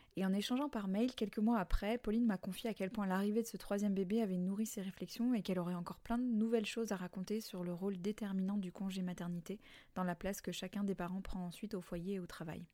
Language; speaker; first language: French; native; French